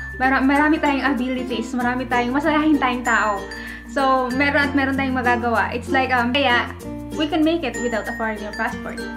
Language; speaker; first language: Filipino; native; Filipino